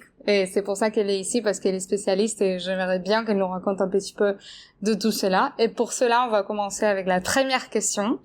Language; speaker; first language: French; non-native, fluent; Spanish